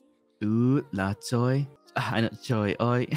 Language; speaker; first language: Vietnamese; non-native, learner; English